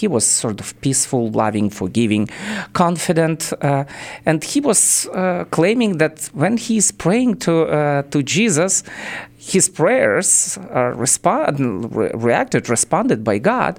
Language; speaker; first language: English; non-native, fluent; Ukrainian